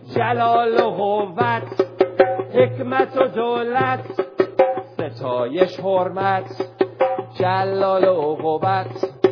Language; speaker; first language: Persian; non-native, fluent; English